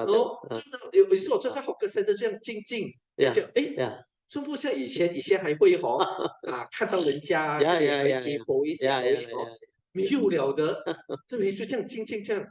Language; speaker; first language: Chinese; native; Chinese